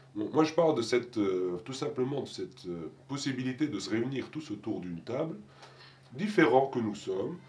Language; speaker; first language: French; non-native, local second language; Arabic